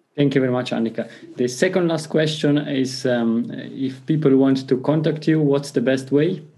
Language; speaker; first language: English; non-native, fluent; Italian